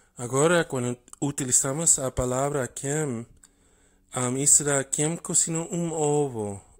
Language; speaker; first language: Portuguese; non-native, learner; English